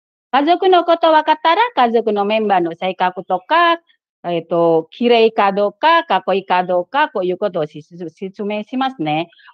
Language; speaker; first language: Japanese; non-native, fluent; Indonesian